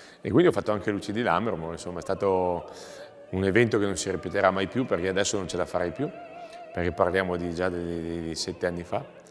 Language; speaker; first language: Italian; native; Italian